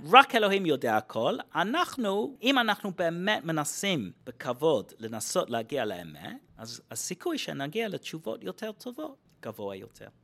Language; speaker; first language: Hebrew; non-native, fluent; English